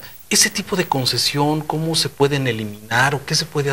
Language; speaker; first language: Spanish; native; Spanish